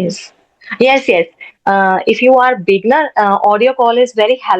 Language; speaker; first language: English; non-native, learner; Hindi